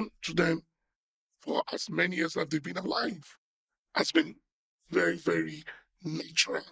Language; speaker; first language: English; non-native, local second language; Yoruba